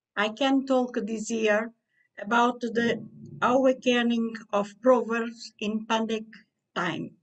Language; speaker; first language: English; non-native, learner; Portuguese